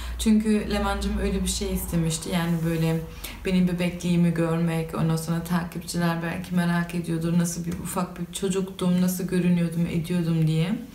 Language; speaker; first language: Turkish; early bilingual, heritage; Turkish